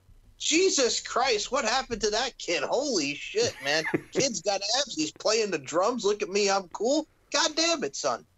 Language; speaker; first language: English; native; English